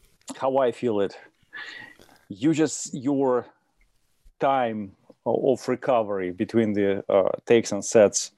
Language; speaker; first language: English; non-native, fluent; Russian